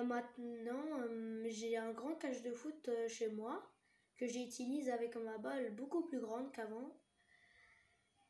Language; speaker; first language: French; early bilingual, other home language; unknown